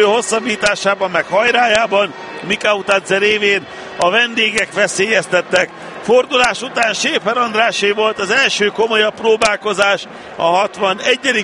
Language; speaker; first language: Hungarian; native; Hungarian